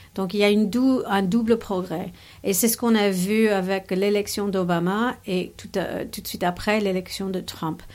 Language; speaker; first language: French; non-native, fluent; English